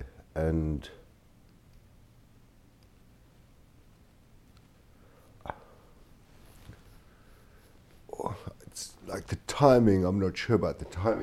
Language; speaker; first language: English; native; English